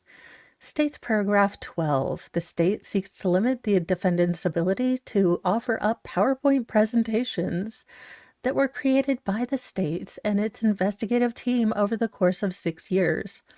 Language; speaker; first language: English; native; English